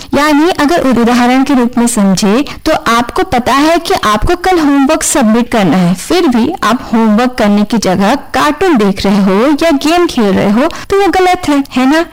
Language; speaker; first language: Hindi; native; Hindi